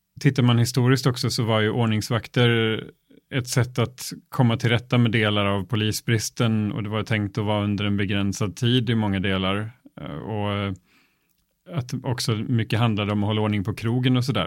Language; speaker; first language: Swedish; native; Swedish